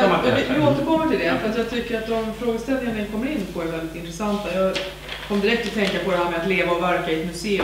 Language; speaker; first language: Swedish; native; Swedish